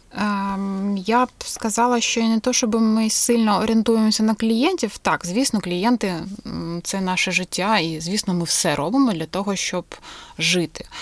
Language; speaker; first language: Ukrainian; non-native, local second language; Russian